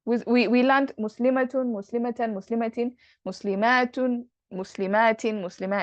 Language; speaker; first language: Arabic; non-native, fluent; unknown